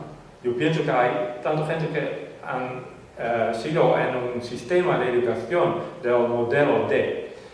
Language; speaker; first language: Spanish; non-native, fluent; Dutch